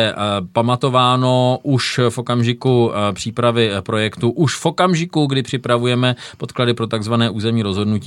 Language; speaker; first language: Czech; native; Czech